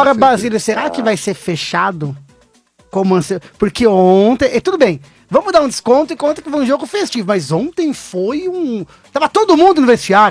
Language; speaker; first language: Portuguese; native; Portuguese